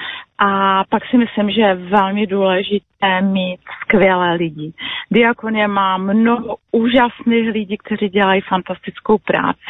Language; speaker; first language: Czech; non-native, local second language; Polish